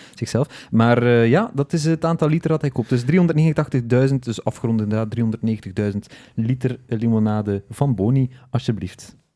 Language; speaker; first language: Dutch; native; Dutch